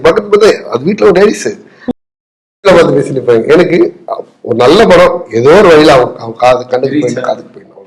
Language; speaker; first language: Tamil; native; Tamil